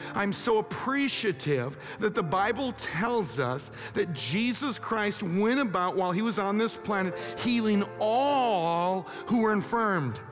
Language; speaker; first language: English; native; English